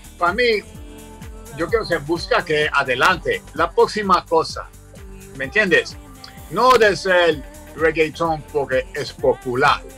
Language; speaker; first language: Spanish; early bilingual, heritage; Spanish